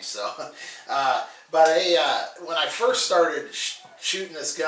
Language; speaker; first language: English; native; English